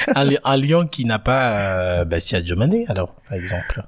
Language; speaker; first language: French; native; French